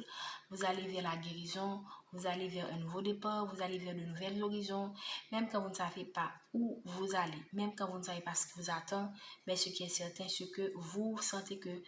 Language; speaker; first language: French; native; French